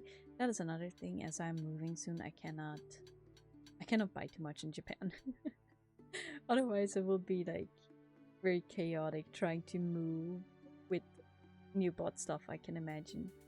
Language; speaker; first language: English; non-native, fluent; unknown